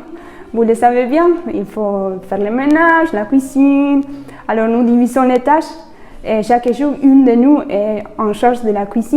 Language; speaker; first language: French; non-native, fluent; Spanish